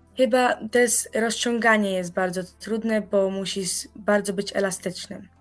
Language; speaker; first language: Polish; early bilingual, heritage; Polish